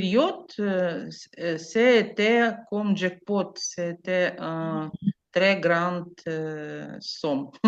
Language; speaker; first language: French; non-native, learner; Ukrainian